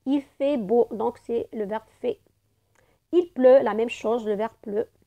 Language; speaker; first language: French; non-native, local second language; Arabic